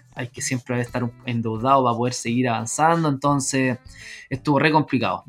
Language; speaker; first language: Spanish; native; Spanish